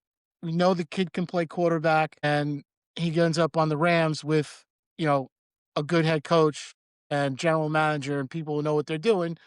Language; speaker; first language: English; native; English